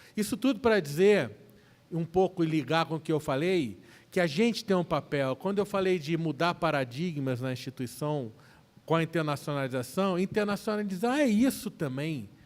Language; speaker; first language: Portuguese; native; Portuguese